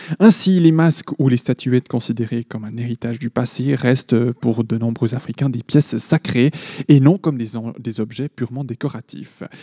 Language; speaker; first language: French; native; French